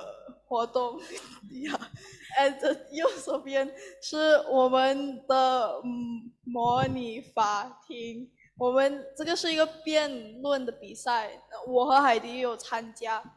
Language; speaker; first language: Chinese; early bilingual, heritage; Chinese